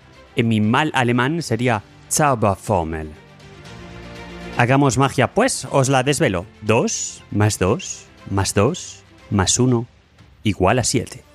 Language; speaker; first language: Spanish; native; Spanish